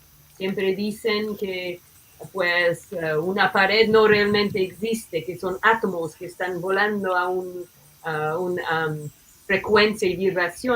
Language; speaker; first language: Spanish; non-native, fluent; English